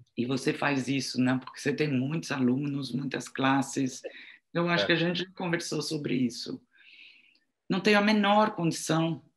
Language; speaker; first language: Portuguese; non-native, fluent; French